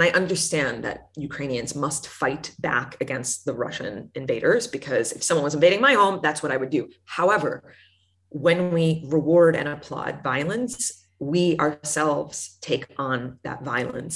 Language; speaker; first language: English; native; English